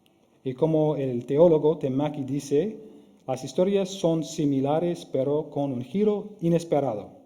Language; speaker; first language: Spanish; non-native, fluent; English